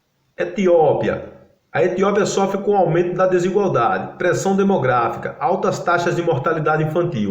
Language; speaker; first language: Portuguese; native; Portuguese